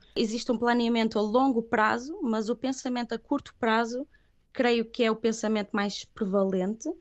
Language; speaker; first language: Portuguese; early bilingual, other home language; Catalan